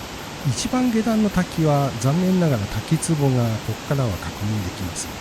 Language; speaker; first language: Japanese; native; Japanese